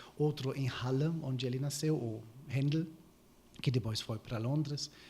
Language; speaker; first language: Portuguese; non-native, fluent; German